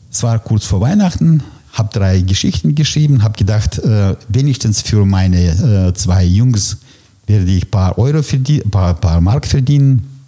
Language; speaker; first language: German; non-native, fluent; Russian